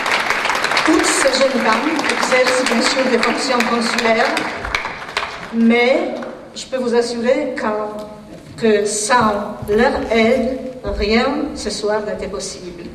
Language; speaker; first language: French; non-native, fluent; Polish